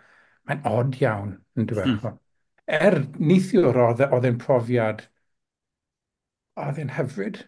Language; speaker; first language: Welsh; non-native, local second language; English